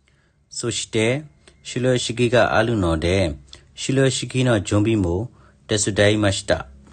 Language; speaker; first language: Japanese; non-native, learner; Burmese